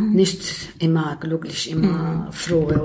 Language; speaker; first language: German; non-native, learner; Arabic